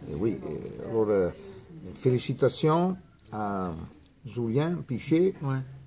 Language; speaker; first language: French; non-native, learner; Italian